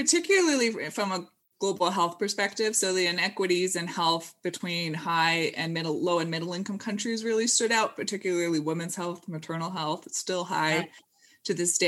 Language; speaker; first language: English; native; English